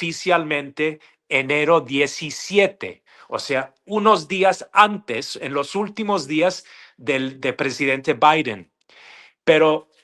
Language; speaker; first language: Spanish; non-native, fluent; English